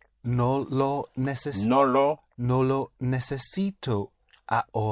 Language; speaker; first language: Spanish; non-native, learner; English